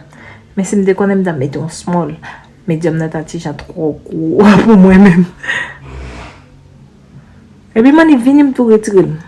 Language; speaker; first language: French; non-native, learner; Haitian Creole